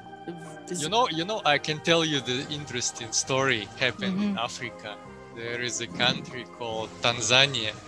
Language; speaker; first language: English; non-native, fluent; Russian